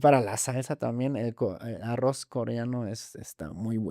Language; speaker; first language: Spanish; non-native, fluent; German